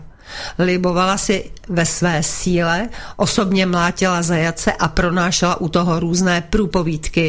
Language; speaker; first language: Czech; native; Czech